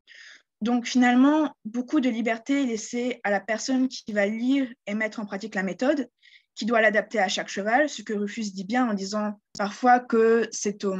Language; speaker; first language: French; native; French